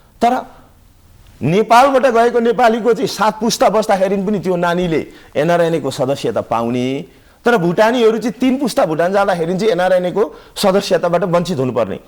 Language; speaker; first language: Nepali; native; Nepali